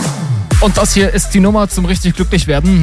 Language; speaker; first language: German; native; German